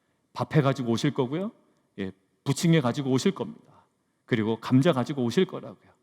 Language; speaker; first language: Korean; native; Korean